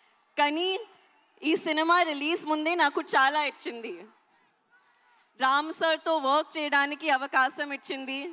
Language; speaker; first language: Telugu; non-native, learner; Hindi